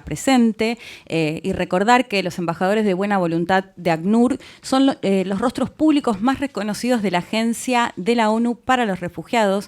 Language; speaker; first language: Spanish; native; Spanish